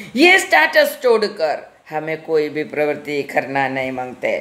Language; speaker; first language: Hindi; non-native, local second language; Malayalam